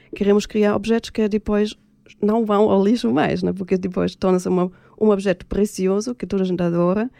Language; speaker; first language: Portuguese; non-native, fluent; German